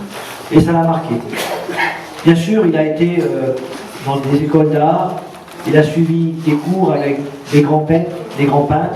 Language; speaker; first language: French; native; French